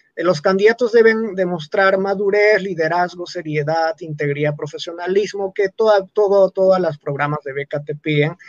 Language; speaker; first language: Spanish; non-native, local second language; Quechua